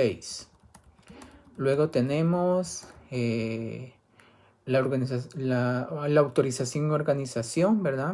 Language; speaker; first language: Spanish; native; Spanish